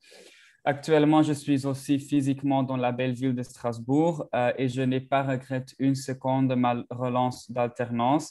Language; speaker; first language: French; non-native, local second language; Dutch